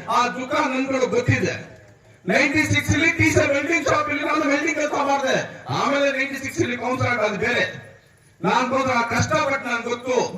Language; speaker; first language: Kannada; non-native, local second language; Urdu